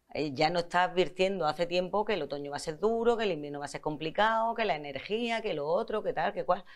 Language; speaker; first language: Spanish; native; Spanish